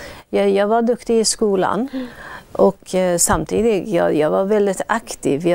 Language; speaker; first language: Swedish; non-native, fluent; Persian